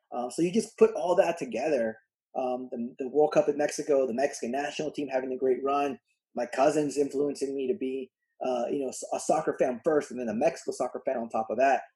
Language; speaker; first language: English; early bilingual, other home language; Spanish